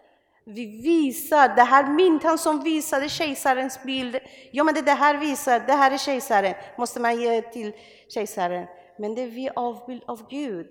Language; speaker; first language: Swedish; non-native, learner; Persian